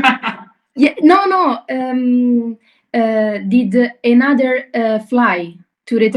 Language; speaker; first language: English; non-native, learner; Italian